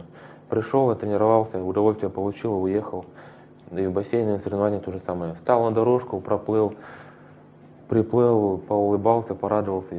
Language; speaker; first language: Russian; native; Russian